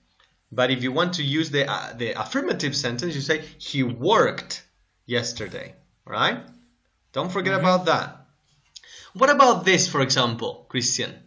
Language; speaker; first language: English; non-native, fluent; Spanish